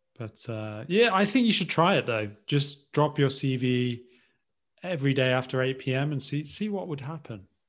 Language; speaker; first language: English; native; English